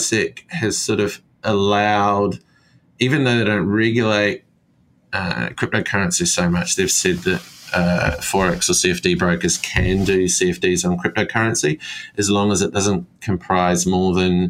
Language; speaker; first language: English; native; English